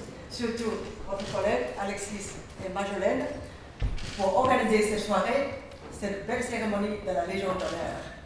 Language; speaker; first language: French; non-native, fluent; Chinese